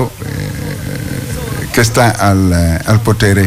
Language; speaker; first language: Italian; non-native, fluent; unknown